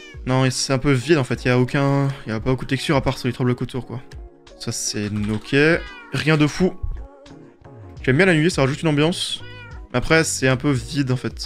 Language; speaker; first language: French; native; French